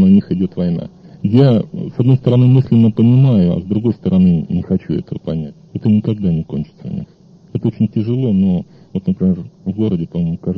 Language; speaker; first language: Russian; native; Russian